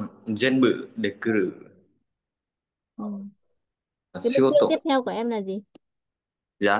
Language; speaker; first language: Japanese; non-native, learner; Vietnamese